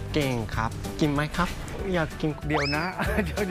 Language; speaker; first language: Thai; non-native, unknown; Japanese